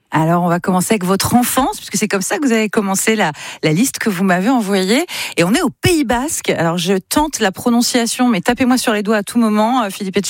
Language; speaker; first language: French; native; French